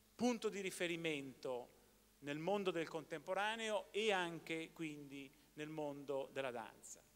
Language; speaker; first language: Italian; native; Italian